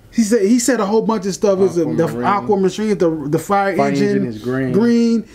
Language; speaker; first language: English; native; English